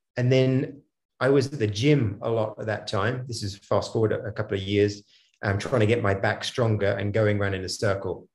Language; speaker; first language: English; native; English